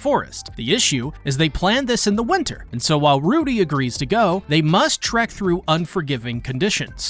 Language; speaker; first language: English; native; English